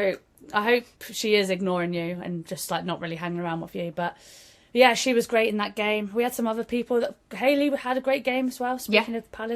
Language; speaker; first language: English; native; English